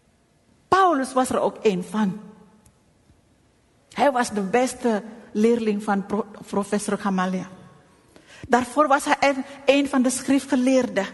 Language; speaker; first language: Dutch; non-native, fluent; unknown